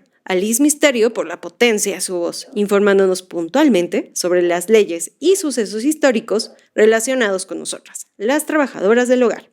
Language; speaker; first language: Spanish; native; Spanish